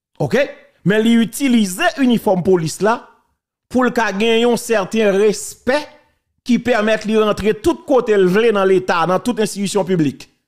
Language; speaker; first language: French; non-native, local second language; Haitian Creole